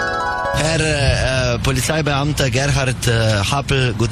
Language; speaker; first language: German; non-native, learner; Slovenian